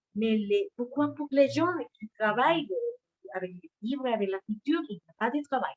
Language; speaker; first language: French; non-native, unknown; Spanish